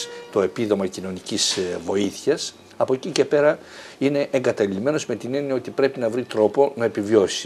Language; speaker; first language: Greek; native; Greek